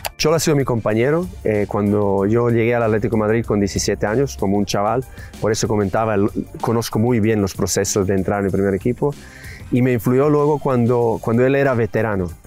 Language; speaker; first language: Spanish; non-native, fluent; Serbian